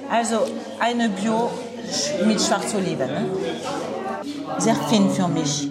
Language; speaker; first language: German; non-native, learner; French